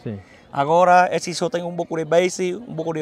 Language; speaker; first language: Portuguese; non-native, learner; Vietnamese